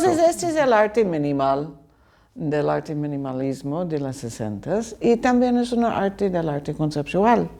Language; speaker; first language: Spanish; non-native, learner; English